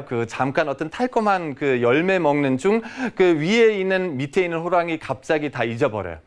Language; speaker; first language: Korean; non-native, fluent; German